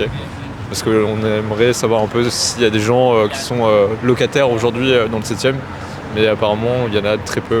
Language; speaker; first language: French; native; French